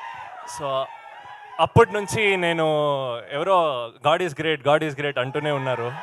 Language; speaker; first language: Telugu; non-native, learner; Kannada